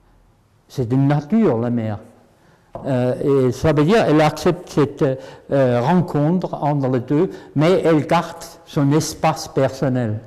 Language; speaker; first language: French; non-native, fluent; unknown